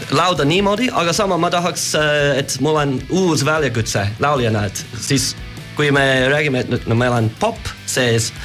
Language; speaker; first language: Estonian; non-native, learner; English